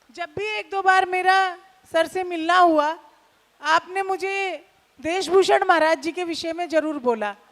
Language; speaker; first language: Hindi; native; Hindi